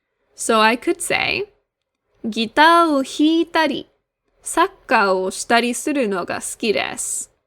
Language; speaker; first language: Japanese; non-native, fluent; English